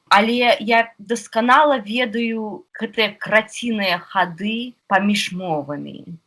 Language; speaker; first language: Belarusian; non-native, local second language; Russian